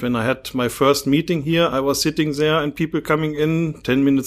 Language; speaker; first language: English; non-native, fluent; German